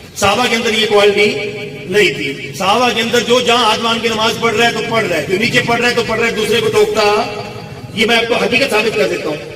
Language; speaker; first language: Urdu; non-native, local second language; Punjabi